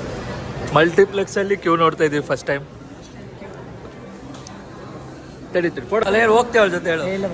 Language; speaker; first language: Kannada; native; Kannada